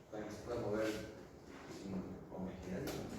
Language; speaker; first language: Spanish; native; Spanish